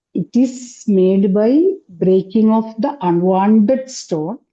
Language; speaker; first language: English; non-native, local second language; Malayalam